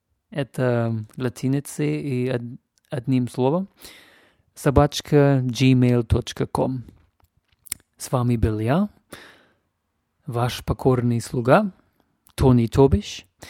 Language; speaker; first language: Russian; non-native, fluent; English